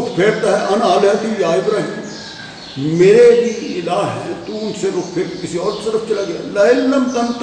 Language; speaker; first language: Urdu; non-native, local second language; Punjabi